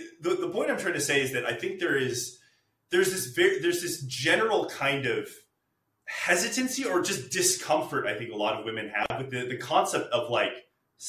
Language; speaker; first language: English; native; English